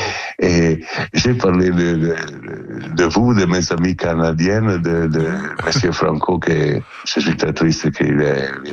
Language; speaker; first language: French; non-native, learner; Italian